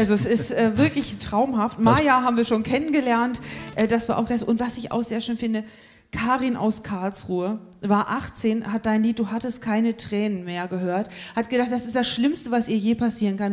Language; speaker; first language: German; native; German